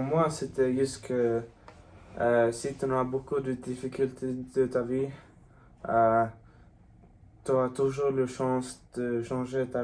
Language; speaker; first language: French; non-native, learner; Swedish